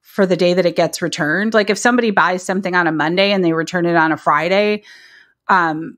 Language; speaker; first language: English; native; English